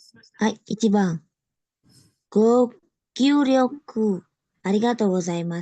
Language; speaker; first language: Japanese; non-native, learner; Indonesian